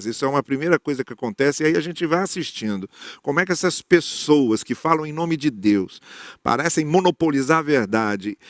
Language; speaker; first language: Portuguese; native; Portuguese